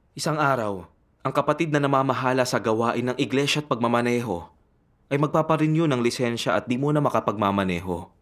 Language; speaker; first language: Filipino; native; Filipino